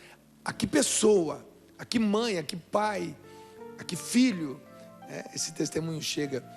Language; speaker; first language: Portuguese; native; Portuguese